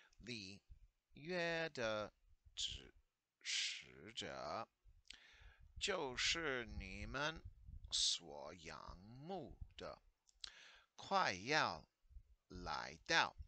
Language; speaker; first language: Chinese; non-native, fluent; English